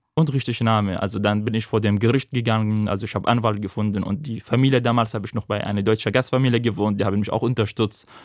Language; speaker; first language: German; non-native, fluent; Arabic